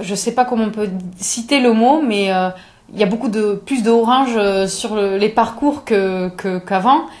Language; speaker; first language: French; native; French